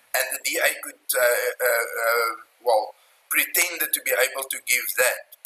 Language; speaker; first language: English; non-native, local second language; Afrikaans